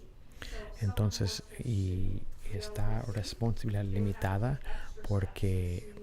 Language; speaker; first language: Spanish; non-native, fluent; English